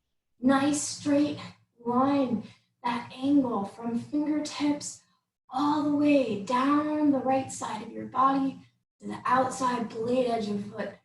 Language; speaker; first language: English; native; English